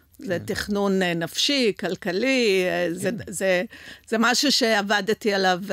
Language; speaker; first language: Hebrew; early bilingual, other home language; French